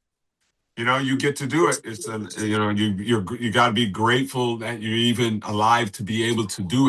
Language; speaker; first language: English; native; English